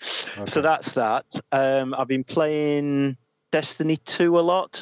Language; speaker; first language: English; native; English